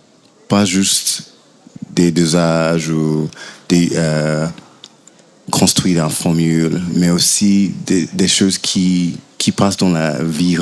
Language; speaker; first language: French; non-native, fluent; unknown